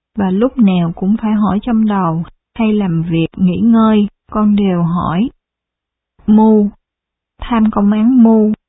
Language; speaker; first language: Vietnamese; early bilingual, heritage; Vietnamese